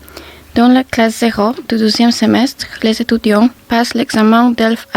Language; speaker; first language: French; non-native, learner; Polish